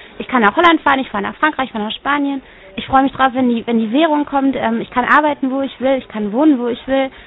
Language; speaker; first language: German; native; German